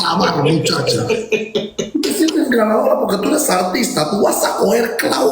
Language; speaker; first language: Spanish; native; Spanish